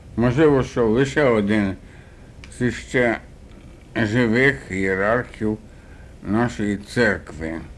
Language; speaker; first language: Ukrainian; native; Ukrainian